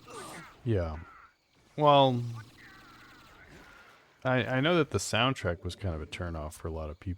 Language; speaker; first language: English; native; English